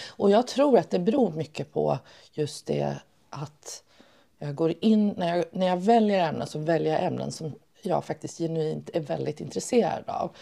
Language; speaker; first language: Swedish; early bilingual, other home language; Persian